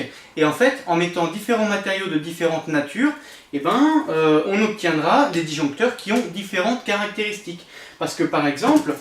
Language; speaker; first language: French; native; French